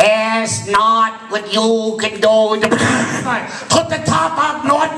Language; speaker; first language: English; native; English